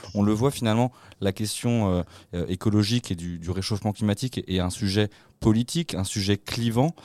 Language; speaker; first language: French; native; French